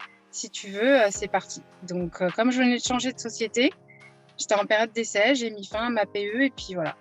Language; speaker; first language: French; native; French